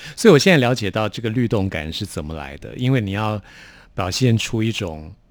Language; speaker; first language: Chinese; native; Chinese